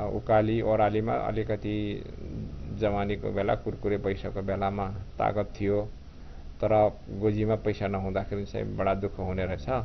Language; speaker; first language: Nepali; non-native, local second language; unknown